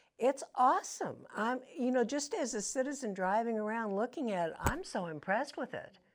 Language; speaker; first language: English; native; English